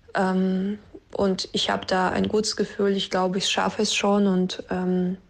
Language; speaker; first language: German; non-native, fluent; Russian